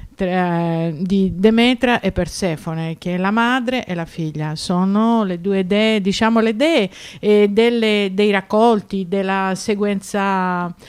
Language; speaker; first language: Italian; non-native, fluent; Greek